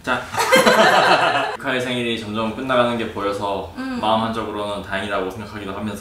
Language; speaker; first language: Korean; native; Korean